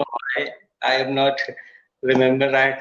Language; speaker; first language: English; non-native, learner; Hindi